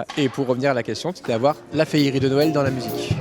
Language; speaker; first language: French; native; French